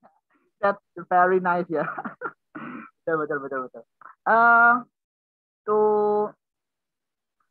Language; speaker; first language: English; non-native, learner; Indonesian